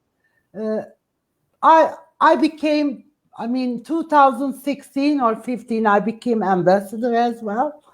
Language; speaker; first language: English; non-native, fluent; Turkish